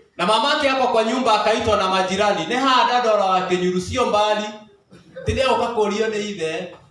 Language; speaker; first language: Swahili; non-native, local second language; Kikuyu